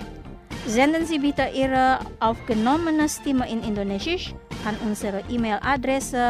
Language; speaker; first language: German; non-native, fluent; Indonesian